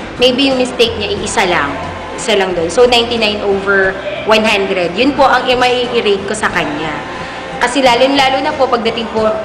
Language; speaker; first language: Filipino; native; Filipino